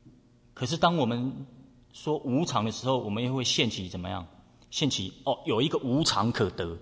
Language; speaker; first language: Chinese; native; Chinese